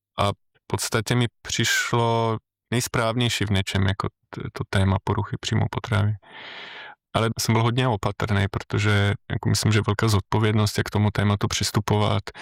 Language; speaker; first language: Czech; non-native, fluent; Slovenian